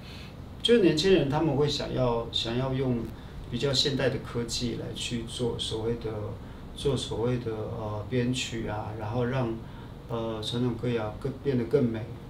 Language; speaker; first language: Chinese; native; Chinese